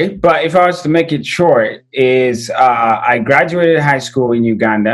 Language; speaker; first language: English; non-native, local second language; Ganda